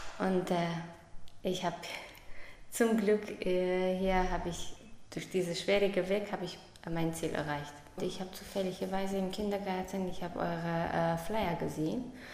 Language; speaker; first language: German; non-native, learner; Armenian